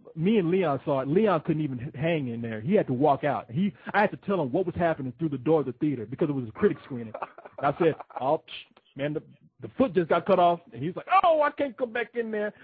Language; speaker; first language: English; native; English